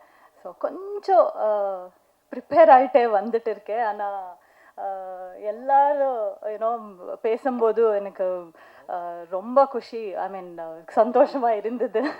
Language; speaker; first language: Tamil; non-native, learner; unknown